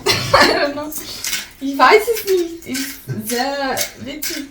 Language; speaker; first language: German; non-native, learner; English